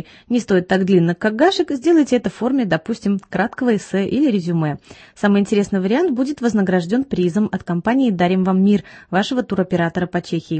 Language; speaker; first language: Russian; native; Russian